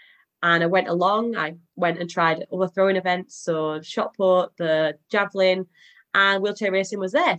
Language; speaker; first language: English; native; English